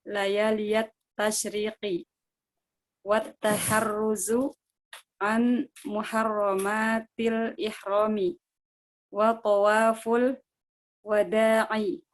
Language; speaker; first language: Arabic; non-native, learner; Indonesian